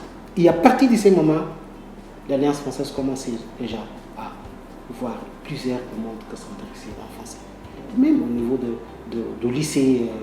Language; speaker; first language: French; non-native, learner; Portuguese